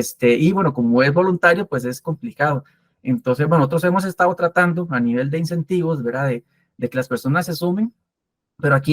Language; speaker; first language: Spanish; native; Spanish